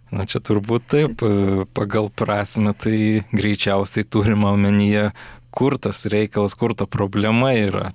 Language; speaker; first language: Lithuanian; native; Lithuanian